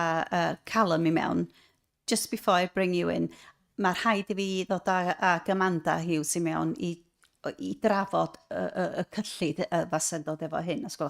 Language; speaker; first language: Welsh; native; Welsh